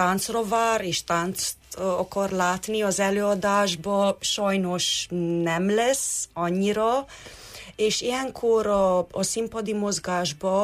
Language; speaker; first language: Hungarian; non-native, local second language; Romanian